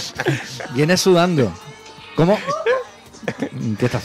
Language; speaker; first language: Spanish; native; Spanish